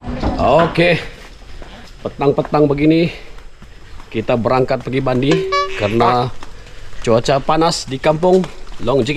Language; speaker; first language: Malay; non-native, local second language; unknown